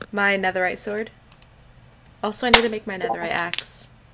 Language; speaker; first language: English; early bilingual, other home language; Spanish